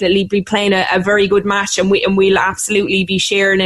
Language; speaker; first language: English; native; English